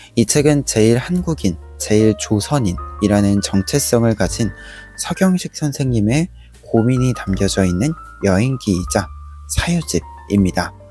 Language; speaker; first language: Korean; native; Korean